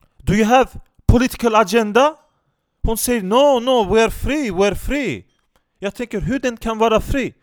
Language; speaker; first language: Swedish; non-native, fluent; Turkish